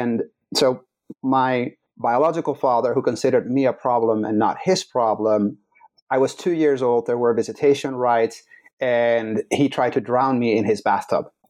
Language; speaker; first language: English; non-native, fluent; Dutch